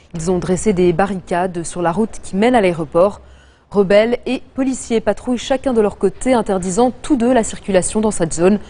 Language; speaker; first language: French; non-native, local second language; Arabic